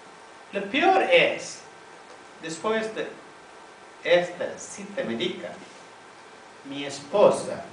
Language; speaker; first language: Spanish; non-native, fluent; Tamil